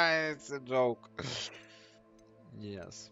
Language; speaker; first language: English; non-native, learner; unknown